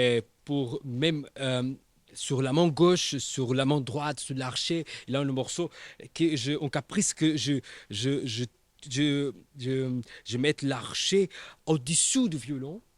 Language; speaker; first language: French; non-native, learner; Portuguese